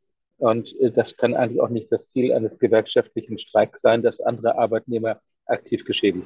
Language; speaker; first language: German; native; German